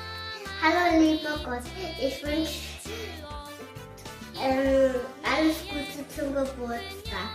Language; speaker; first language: German; early bilingual, other home language; Korean